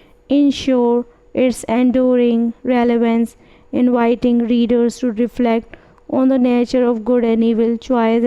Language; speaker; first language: English; non-native, fluent; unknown